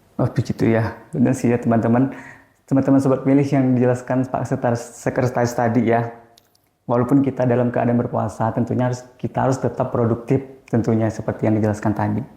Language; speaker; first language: Indonesian; native; Indonesian